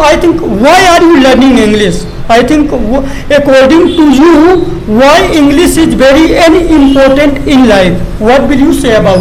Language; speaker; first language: English; non-native, local second language; Hindi